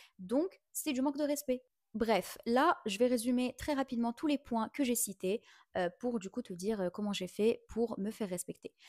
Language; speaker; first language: French; non-native, local second language; Arabic